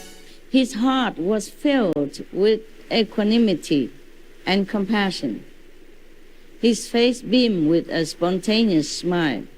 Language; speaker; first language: English; non-native, fluent; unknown